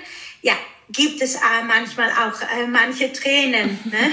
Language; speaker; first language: German; early bilingual, other home language; Greek